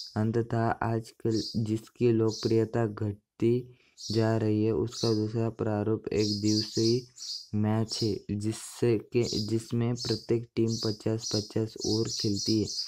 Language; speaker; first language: Hindi; non-native, local second language; Marathi